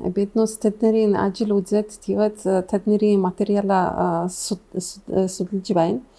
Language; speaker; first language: Mongolian; non-native, fluent; Polish